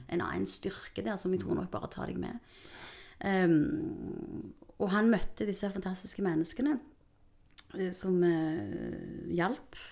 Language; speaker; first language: Norwegian; early bilingual, other home language; Spanish